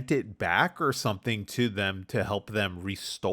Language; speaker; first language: English; native; English